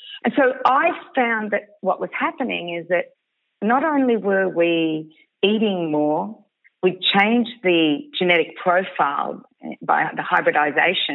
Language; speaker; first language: English; native; English